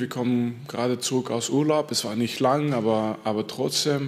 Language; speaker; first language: German; non-native, fluent; French